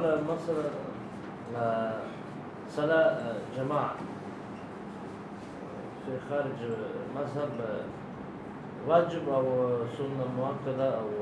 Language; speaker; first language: Arabic; non-native, learner; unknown